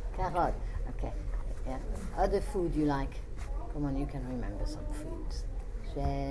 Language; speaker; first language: English; native; English